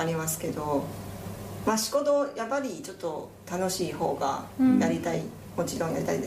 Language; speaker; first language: Japanese; non-native, fluent; Chinese